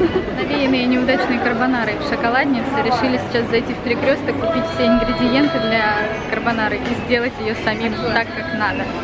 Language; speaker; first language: Russian; native; Russian